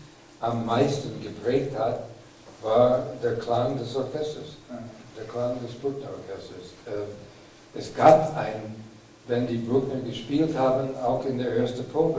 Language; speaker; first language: German; non-native, fluent; English